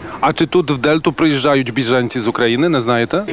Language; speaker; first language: Ukrainian; non-native, fluent; Polish